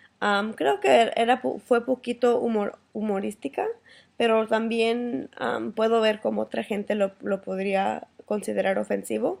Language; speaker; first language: Spanish; early bilingual, heritage; Spanish